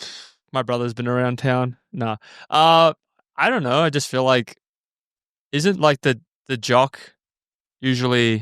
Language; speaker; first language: English; native; English